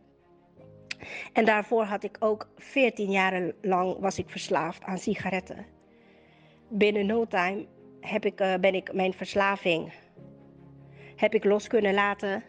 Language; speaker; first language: Dutch; native; Dutch